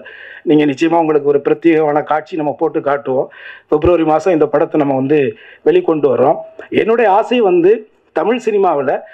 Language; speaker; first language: Tamil; native; Tamil